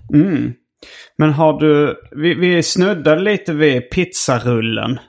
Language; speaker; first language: Swedish; native; Swedish